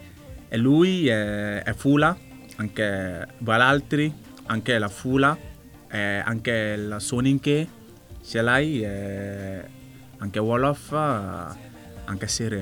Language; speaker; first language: Italian; non-native, learner; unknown